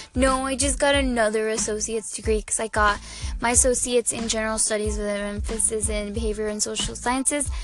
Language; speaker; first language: English; native; English